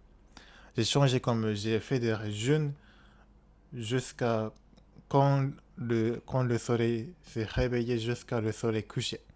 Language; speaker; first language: French; non-native, learner; Japanese